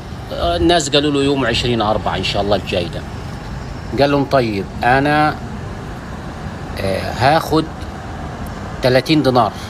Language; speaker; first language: Arabic; native; Arabic